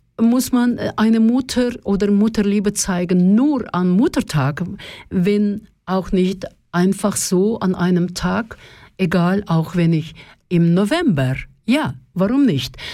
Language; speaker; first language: German; non-native, fluent; Russian